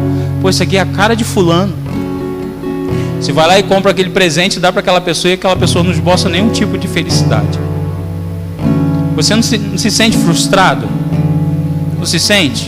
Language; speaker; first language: Portuguese; native; Portuguese